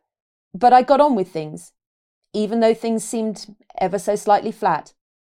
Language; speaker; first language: English; native; English